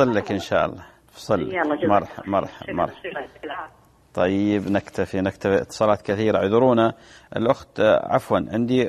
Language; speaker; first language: Arabic; native; Arabic